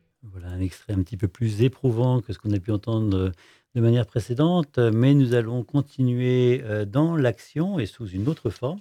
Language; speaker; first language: French; native; French